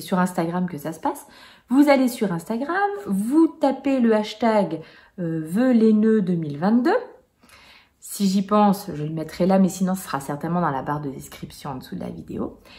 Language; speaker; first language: French; native; French